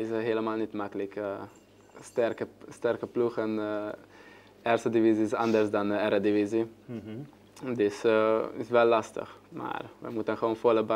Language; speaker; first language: Dutch; non-native, learner; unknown